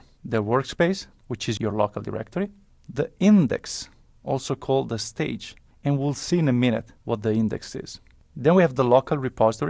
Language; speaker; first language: English; non-native, fluent; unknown